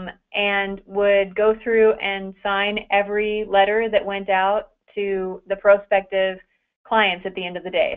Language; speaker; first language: English; native; English